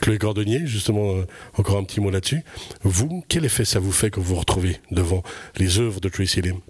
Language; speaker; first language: French; native; French